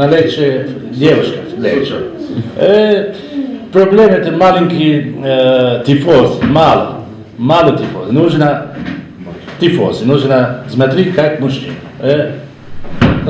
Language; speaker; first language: Russian; non-native, learner; Italian